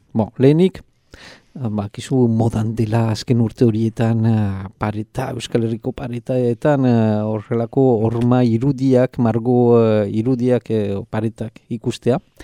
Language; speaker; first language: Basque; native; Basque